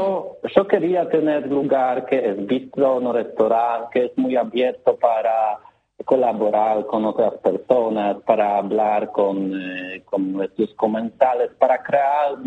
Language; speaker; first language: Spanish; non-native, learner; Polish